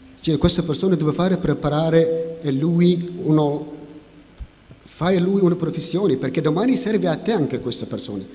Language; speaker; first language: Italian; non-native, learner; Tigrinya